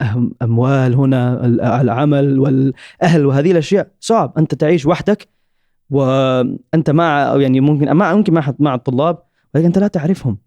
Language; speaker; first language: Arabic; non-native, learner; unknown